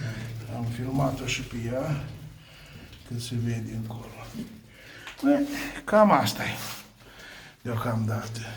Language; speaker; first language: Romanian; native; Romanian